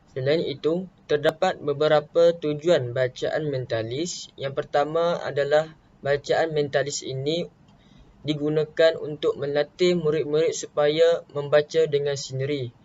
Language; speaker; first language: Malay; native; Malay